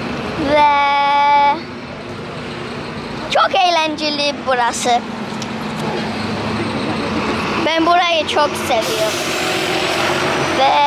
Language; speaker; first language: Turkish; early bilingual, heritage; Turkish